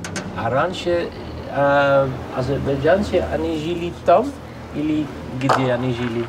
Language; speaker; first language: Russian; non-native, fluent; Dutch